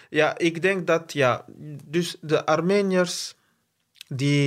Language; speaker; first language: Dutch; non-native, fluent; Arabic